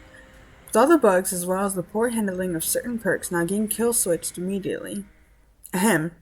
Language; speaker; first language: English; native; English